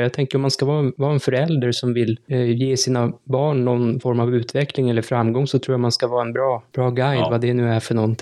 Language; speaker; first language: Swedish; native; Swedish